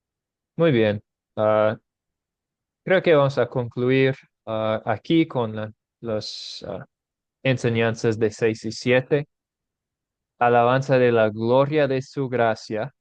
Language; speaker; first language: Spanish; non-native, fluent; English